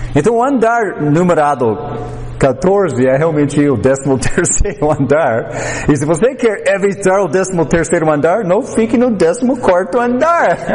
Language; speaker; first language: Portuguese; non-native, fluent; English